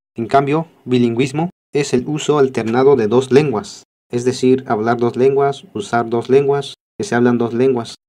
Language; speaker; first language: Spanish; non-native, local second language; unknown